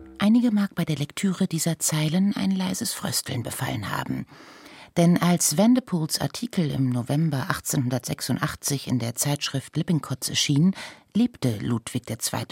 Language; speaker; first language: German; native; German